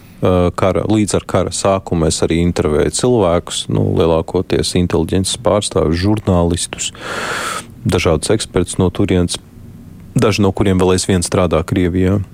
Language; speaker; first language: Latvian; native; Latvian